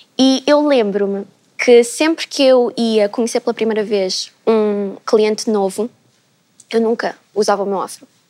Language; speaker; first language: Portuguese; native; Portuguese